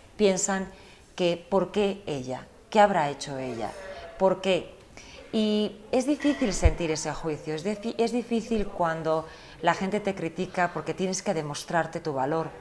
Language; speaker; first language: Spanish; early bilingual, heritage; Spanish